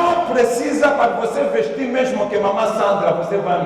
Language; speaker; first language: Portuguese; non-native, learner; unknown